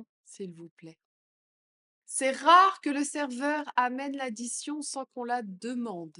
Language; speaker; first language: French; native; French